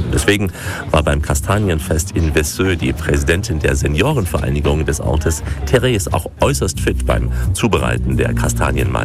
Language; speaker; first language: German; native; German